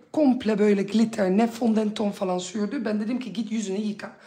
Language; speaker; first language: Turkish; early bilingual, other home language; Dutch